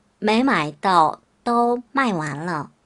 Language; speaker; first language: Chinese; non-native, fluent; Korean